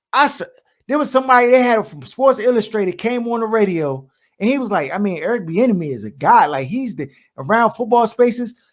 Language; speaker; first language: English; native; English